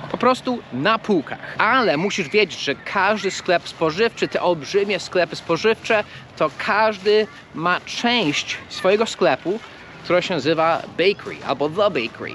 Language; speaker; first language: Polish; non-native, fluent; English